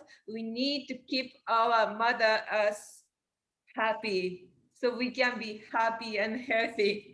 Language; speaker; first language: English; non-native, learner; Japanese